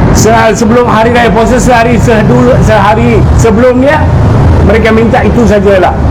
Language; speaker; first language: Malay; native; Malay